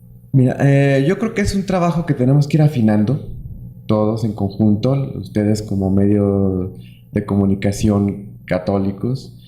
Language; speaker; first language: Spanish; native; Spanish